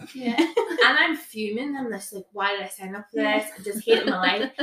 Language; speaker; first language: English; native; English